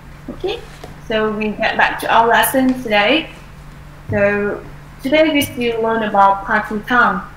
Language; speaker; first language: English; non-native, fluent; Vietnamese